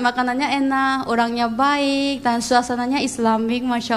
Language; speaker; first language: Indonesian; non-native, fluent; Korean